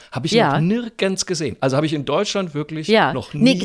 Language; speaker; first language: German; native; German